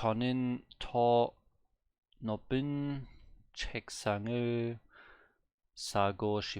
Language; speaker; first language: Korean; non-native, learner; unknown